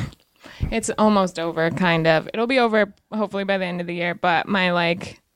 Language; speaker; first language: English; native; English